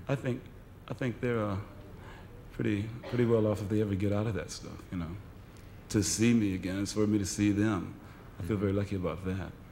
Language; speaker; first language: English; native; English